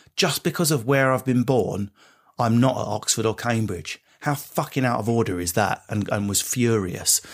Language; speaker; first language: English; native; English